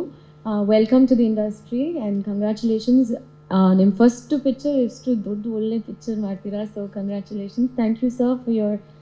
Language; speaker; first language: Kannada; non-native, learner; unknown